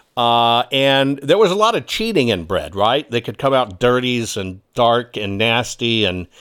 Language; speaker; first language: English; early bilingual, other home language; German